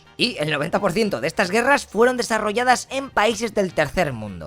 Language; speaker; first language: Spanish; native; Spanish